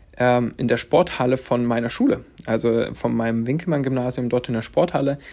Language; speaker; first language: German; native; German